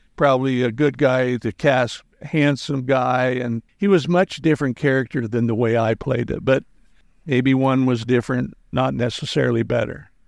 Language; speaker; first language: English; native; English